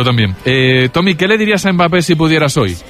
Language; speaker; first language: Spanish; native; Spanish